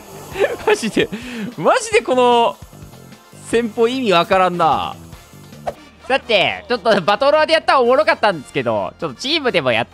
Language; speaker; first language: Japanese; native; Japanese